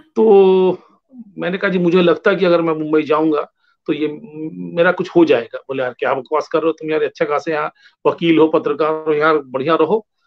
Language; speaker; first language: Hindi; non-native, local second language; Bangla